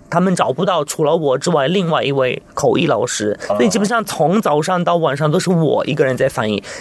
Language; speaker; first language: Chinese; non-native, fluent; Italian